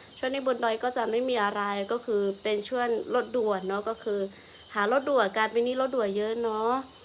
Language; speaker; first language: Thai; non-native, local second language; Lahu